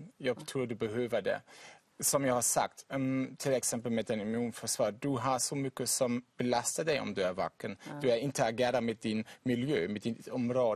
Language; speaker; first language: Swedish; non-native, fluent; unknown